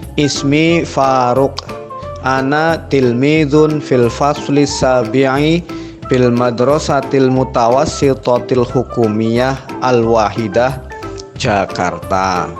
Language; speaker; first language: Arabic; non-native, fluent; Indonesian